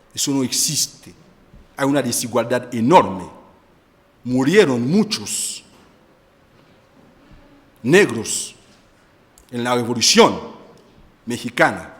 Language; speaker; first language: Spanish; non-native, fluent; Haitian Creole